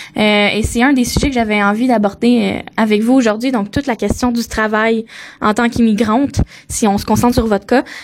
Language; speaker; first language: French; native; French